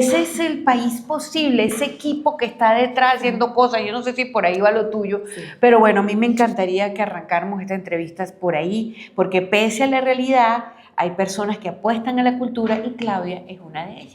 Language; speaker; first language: Spanish; native; Spanish